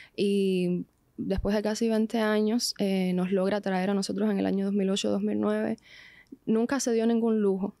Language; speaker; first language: Spanish; native; Spanish